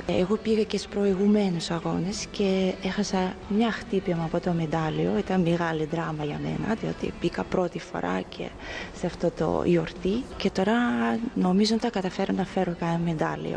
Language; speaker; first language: Greek; non-native, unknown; Ukrainian